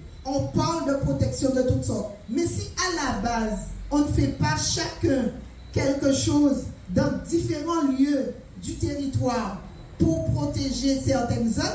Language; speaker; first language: French; native; French